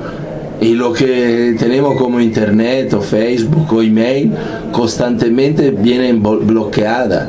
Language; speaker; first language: Spanish; non-native, fluent; Italian